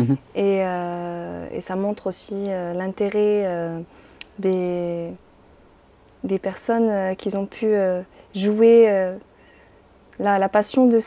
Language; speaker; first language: French; native; French